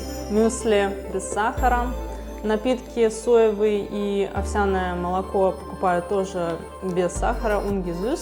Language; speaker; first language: Russian; native; Russian